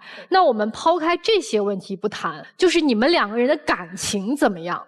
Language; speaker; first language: Chinese; native; Chinese